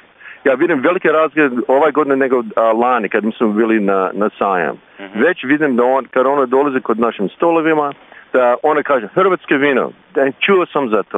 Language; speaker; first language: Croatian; early bilingual, heritage; Croatian